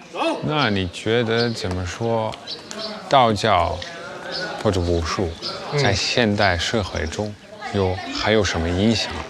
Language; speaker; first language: Chinese; non-native, fluent; Dutch